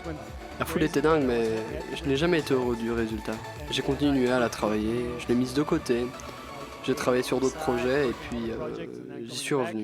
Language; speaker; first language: French; non-native, local second language; Dutch